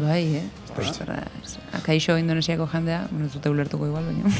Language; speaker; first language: Basque; native; Basque